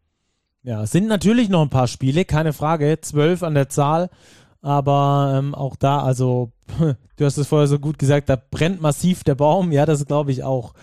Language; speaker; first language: German; native; German